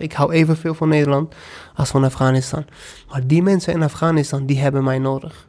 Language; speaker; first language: Dutch; non-native, fluent; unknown